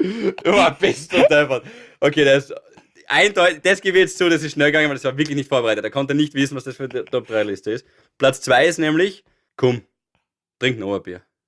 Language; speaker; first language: German; native; German